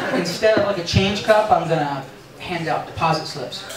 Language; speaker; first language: English; native; English